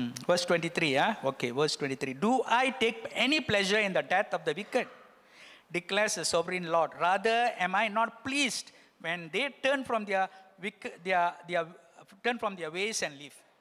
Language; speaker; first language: English; non-native, local second language; Tamil